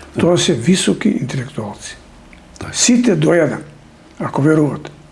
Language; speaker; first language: Macedonian; non-native, local second language; Serbian